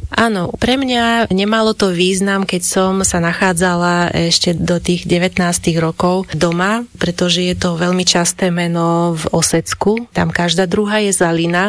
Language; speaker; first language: Slovak; non-native, fluent; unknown